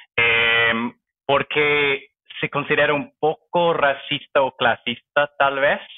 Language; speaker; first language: Spanish; non-native, fluent; English